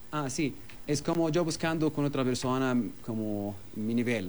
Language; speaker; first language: Spanish; non-native, learner; Arabic